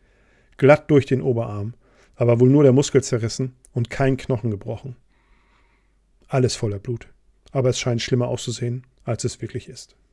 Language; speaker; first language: German; native; German